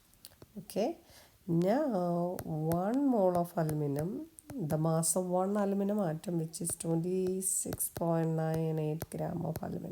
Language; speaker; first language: English; non-native, local second language; Malayalam